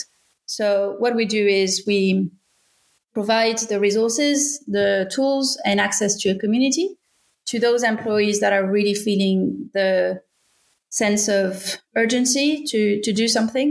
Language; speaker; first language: English; non-native, fluent; French